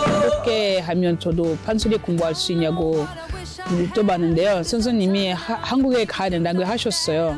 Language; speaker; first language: Korean; non-native, fluent; French